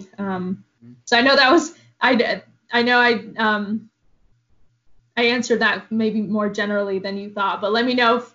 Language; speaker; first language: English; early bilingual, other home language; Arabic